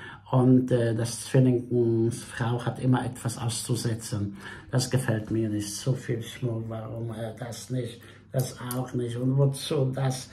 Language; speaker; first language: German; non-native, fluent; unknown